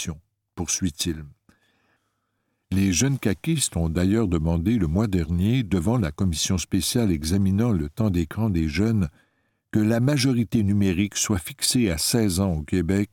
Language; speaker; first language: French; native; French